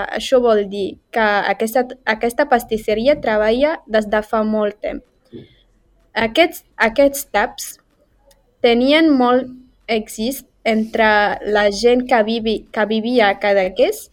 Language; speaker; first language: Catalan; non-native, learner; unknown